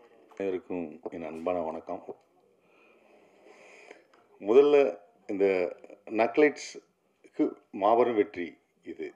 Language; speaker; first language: Tamil; native; Tamil